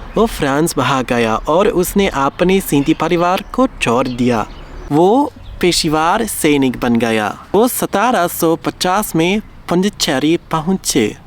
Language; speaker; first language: Hindi; non-native, learner; German